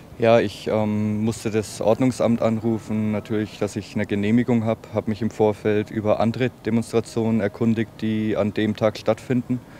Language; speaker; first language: German; native; German